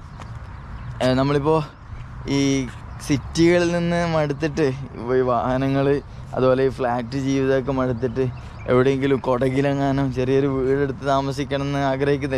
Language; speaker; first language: Malayalam; native; Malayalam